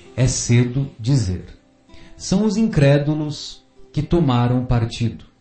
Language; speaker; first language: Portuguese; native; Portuguese